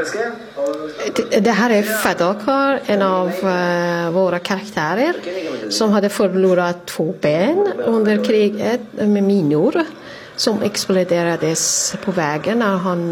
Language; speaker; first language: Swedish; non-native, fluent; Persian